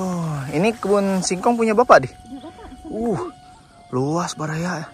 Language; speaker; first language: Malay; non-native, local second language; Sundanese